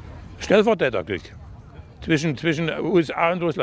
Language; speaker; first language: German; native; German